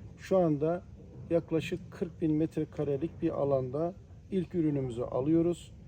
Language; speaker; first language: Turkish; native; Turkish